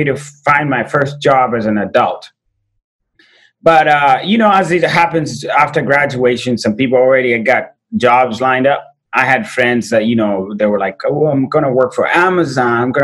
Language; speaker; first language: English; non-native, local second language; Ganda